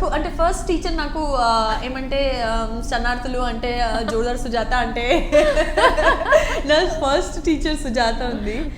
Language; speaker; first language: Telugu; non-native, learner; Gujarati